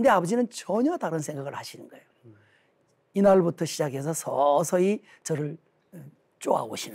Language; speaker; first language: Korean; native; Korean